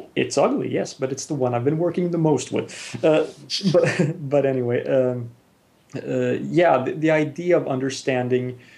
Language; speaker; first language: English; non-native, fluent; Swedish